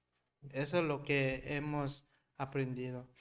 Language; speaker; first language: Spanish; non-native, learner; Korean